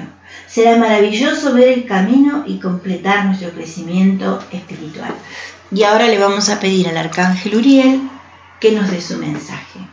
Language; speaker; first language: Spanish; native; Spanish